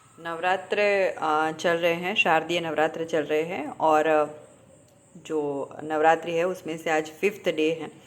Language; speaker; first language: Hindi; non-native, local second language; Gujarati